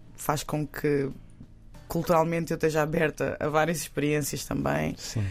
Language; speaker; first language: Portuguese; native; Portuguese